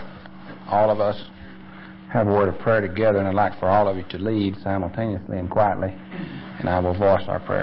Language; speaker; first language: English; native; English